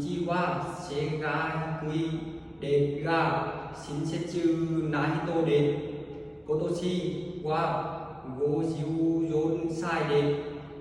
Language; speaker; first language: Japanese; non-native, learner; Vietnamese